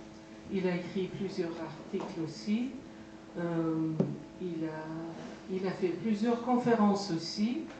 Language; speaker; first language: French; non-native, fluent; Persian